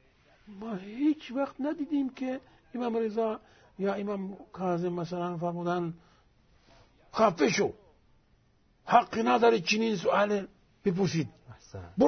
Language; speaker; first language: Persian; non-native, fluent; Arabic